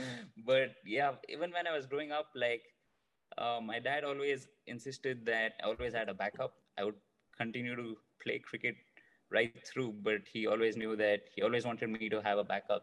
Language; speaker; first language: English; non-native, local second language; Kannada